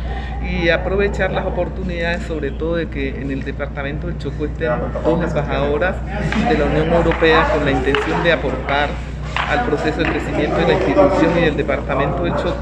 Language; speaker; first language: Spanish; native; Spanish